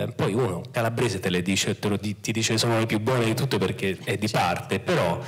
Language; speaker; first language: Italian; native; Italian